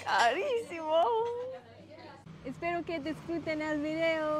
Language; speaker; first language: Spanish; non-native, learner; Danish